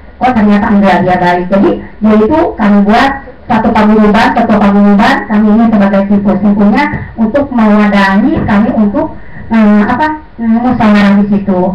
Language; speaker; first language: Indonesian; non-native, local second language; Sundanese